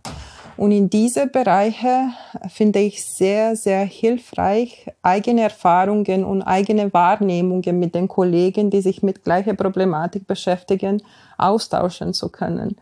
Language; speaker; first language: German; non-native, fluent; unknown